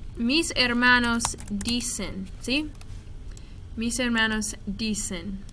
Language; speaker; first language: Spanish; non-native, fluent; English